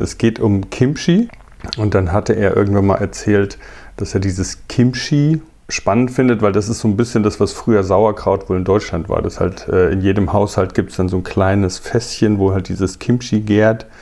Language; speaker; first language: German; native; German